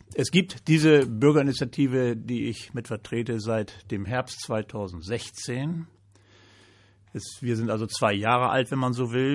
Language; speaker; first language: German; native; German